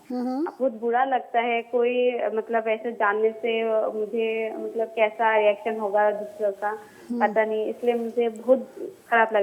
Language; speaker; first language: Hindi; non-native, local second language; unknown